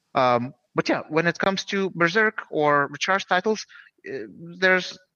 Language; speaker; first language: English; non-native, fluent; Lithuanian